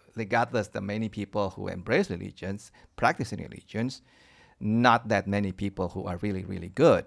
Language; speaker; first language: English; non-native, fluent; Indonesian